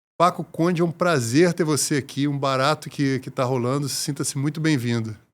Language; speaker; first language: Portuguese; native; Portuguese